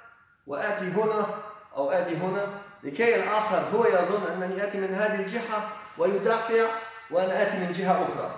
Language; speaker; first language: Arabic; non-native, learner; Polish